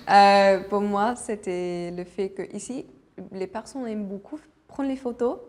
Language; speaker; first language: French; non-native, fluent; English